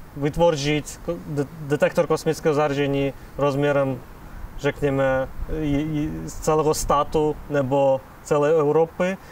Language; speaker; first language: Czech; non-native, fluent; Russian